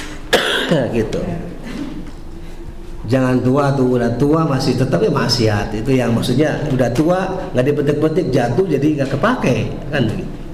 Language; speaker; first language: Indonesian; native; Indonesian